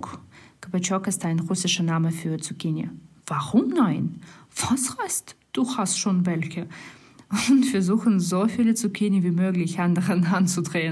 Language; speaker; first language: German; non-native, fluent; Russian